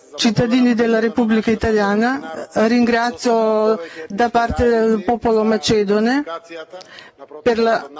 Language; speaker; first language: Italian; non-native, fluent; Macedonian